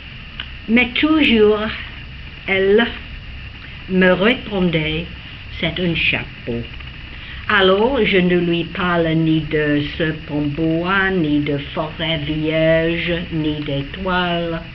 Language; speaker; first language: French; non-native, fluent; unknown